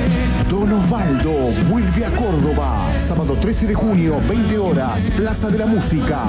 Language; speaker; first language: Spanish; native; Spanish